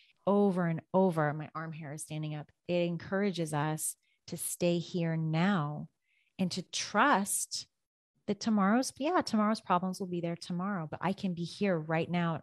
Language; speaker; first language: English; native; English